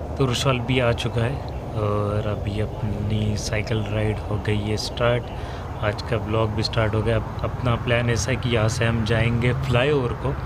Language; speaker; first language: Hindi; non-native, local second language; Marathi